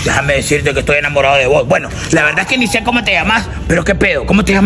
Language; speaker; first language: Spanish; native; Spanish